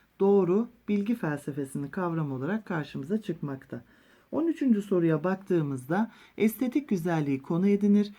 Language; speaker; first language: Turkish; native; Turkish